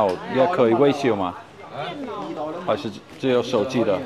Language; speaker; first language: Chinese; non-native, learner; English